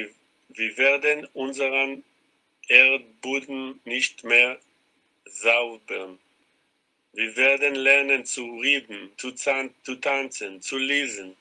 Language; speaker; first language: German; non-native, learner; Hebrew